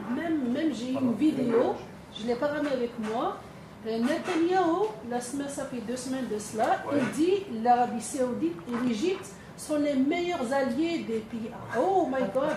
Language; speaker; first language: French; non-native, fluent; Filipino